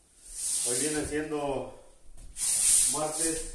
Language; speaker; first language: Spanish; native; Spanish